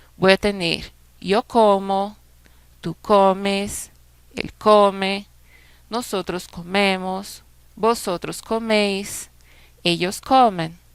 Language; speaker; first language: Spanish; non-native, fluent; Portuguese